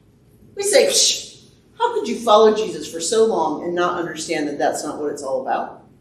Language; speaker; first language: English; native; English